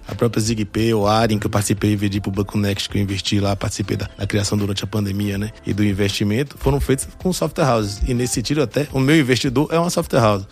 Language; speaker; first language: Portuguese; early bilingual, other home language; French